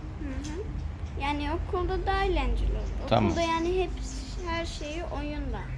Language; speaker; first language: Turkish; early bilingual, heritage; Turkish